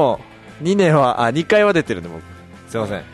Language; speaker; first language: Japanese; native; Japanese